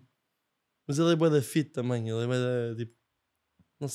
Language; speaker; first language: Portuguese; non-native, fluent; Japanese